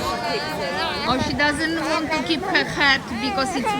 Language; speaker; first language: English; non-native, learner; Polish